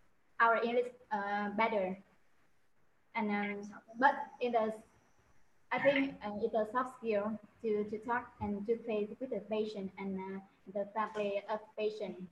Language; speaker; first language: English; non-native, learner; Vietnamese